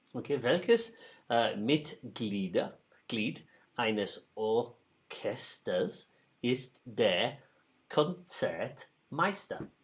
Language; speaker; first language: German; non-native, learner; English